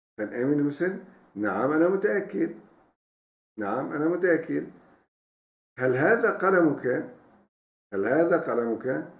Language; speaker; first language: Arabic; non-native, fluent; Turkish